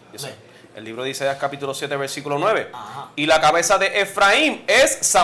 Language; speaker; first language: Spanish; native; Spanish